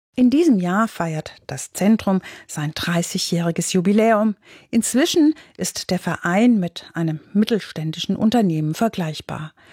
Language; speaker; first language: German; native; German